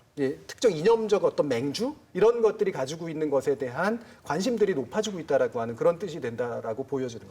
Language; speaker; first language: Korean; native; Korean